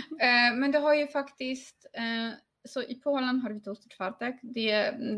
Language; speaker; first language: Swedish; non-native, fluent; Polish